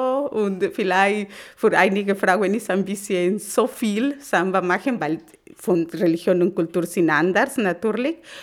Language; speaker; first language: German; non-native, learner; Spanish